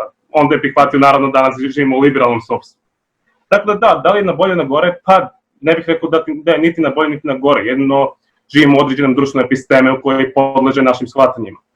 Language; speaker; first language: Bosnian; native; Bosnian